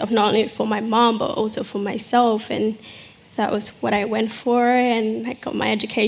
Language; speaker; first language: English; early bilingual, other home language; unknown